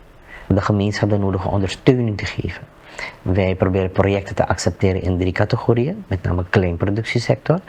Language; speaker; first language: Dutch; native; Dutch